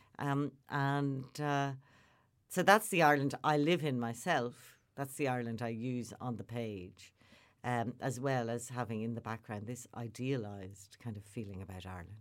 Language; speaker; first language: English; native; English